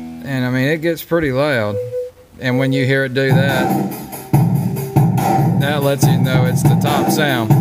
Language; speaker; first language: English; native; English